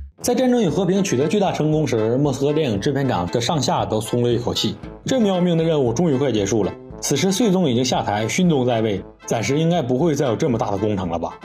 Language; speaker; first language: Chinese; native; Chinese